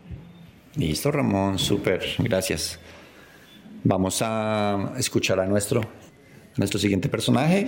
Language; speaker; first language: Spanish; native; Spanish